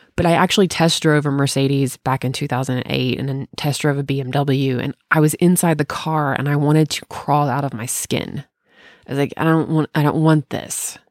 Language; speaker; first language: English; native; English